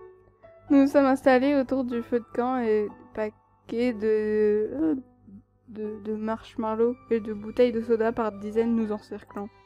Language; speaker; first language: French; native; French